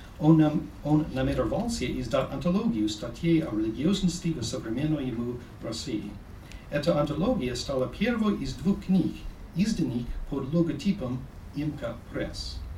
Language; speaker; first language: Russian; non-native, fluent; English